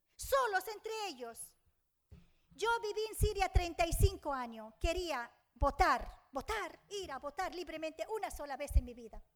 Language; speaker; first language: Spanish; non-native, fluent; Arabic